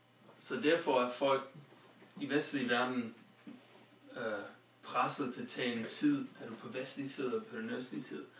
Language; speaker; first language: Danish; non-native, fluent; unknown